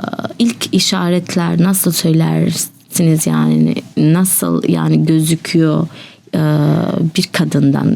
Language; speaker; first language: Turkish; non-native, learner; Albanian